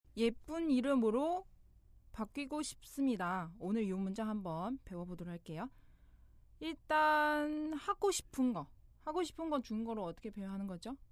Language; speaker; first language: Korean; non-native, fluent; Chinese